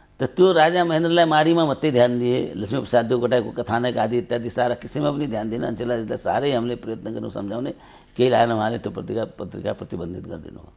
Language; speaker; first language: Nepali; native; Nepali